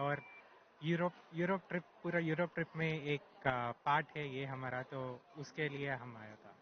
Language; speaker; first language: Hindi; non-native, local second language; Telugu